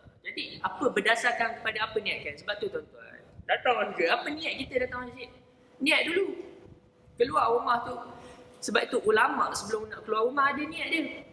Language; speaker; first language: Malay; native; Malay